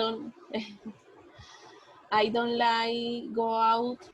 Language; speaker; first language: English; non-native, learner; Spanish